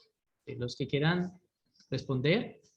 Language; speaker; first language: Spanish; native; Spanish